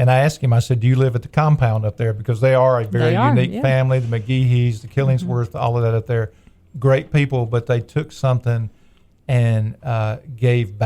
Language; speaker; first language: English; native; English